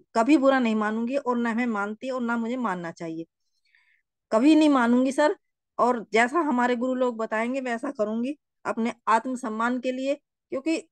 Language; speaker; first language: Hindi; native; Hindi